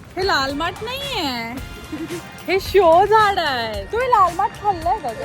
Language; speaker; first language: Marathi; non-native, local second language; Hindi